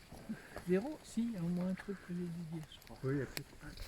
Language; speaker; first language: French; native; French